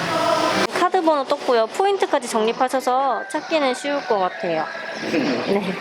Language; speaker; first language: Korean; native; Korean